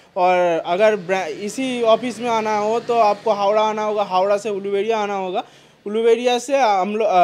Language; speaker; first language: Hindi; non-native, local second language; Bangla